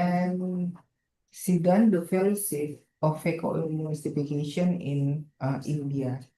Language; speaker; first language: English; non-native, fluent; Indonesian